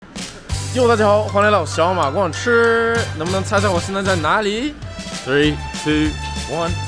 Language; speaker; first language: Chinese; early bilingual, heritage; Chinese